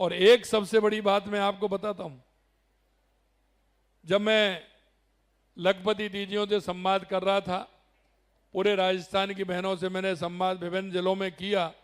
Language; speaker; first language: Hindi; native; Hindi